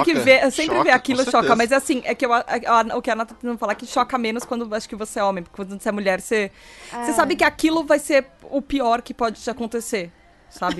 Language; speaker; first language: Portuguese; native; Portuguese